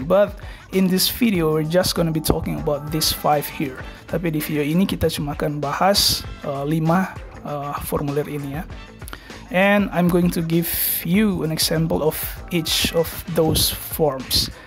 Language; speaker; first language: English; non-native, fluent; Indonesian